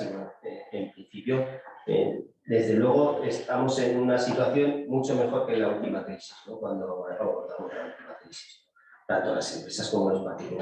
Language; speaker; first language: Spanish; native; Spanish